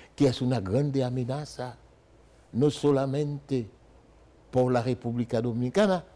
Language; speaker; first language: Spanish; non-native, fluent; Haitian Creole